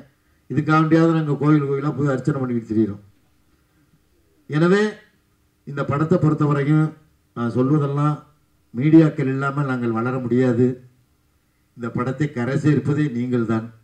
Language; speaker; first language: Tamil; native; Tamil